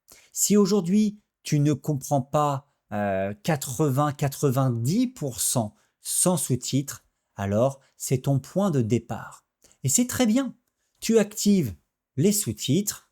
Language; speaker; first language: French; native; French